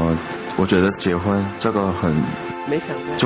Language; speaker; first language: Chinese; non-native, fluent; Korean